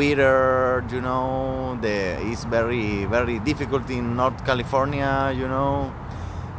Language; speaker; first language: English; non-native, learner; Spanish